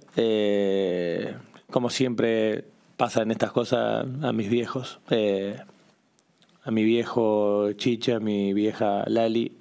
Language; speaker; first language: Spanish; native; Spanish